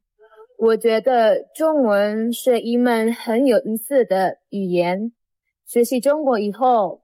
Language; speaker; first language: Chinese; non-native, fluent; Indonesian